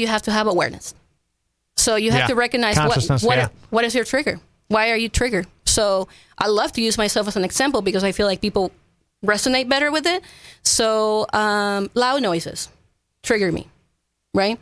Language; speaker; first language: English; non-native, fluent; Spanish